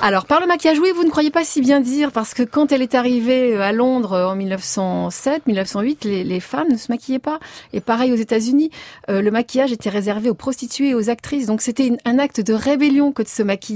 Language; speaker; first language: French; native; French